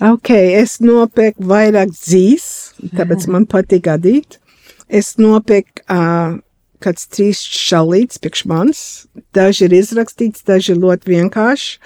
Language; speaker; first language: Latvian; early bilingual, heritage; Latvian